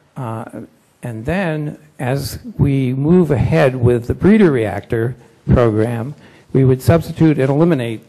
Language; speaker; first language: English; native; English